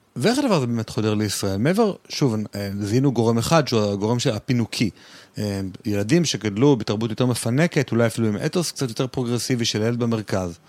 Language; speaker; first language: Hebrew; native; Hebrew